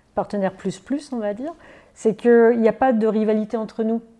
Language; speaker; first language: French; native; French